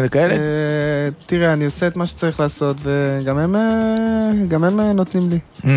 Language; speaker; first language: Hebrew; native; Hebrew